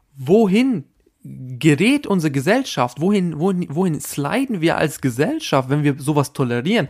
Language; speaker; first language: German; early bilingual, other home language; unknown